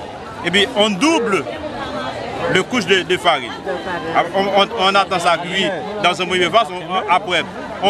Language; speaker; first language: French; non-native, local second language; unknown